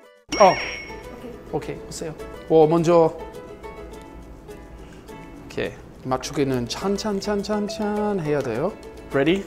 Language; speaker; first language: Korean; non-native, learner; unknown